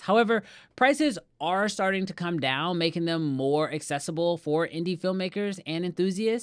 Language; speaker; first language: English; native; English